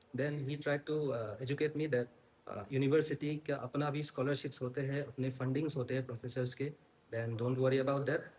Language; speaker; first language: Hindi; non-native, local second language; Assamese